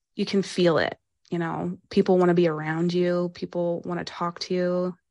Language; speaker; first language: English; native; English